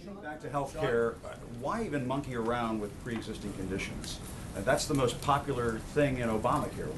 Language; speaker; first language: English; native; English